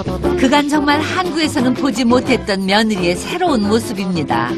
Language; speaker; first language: Korean; native; Korean